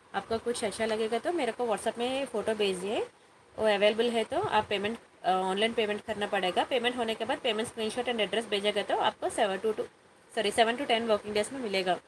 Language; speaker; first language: Hindi; non-native, local second language; Telugu